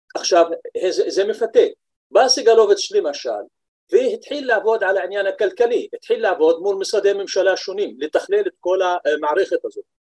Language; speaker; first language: Hebrew; non-native, local second language; Arabic